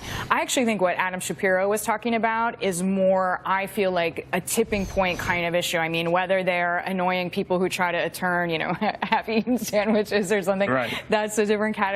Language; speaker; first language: English; native; English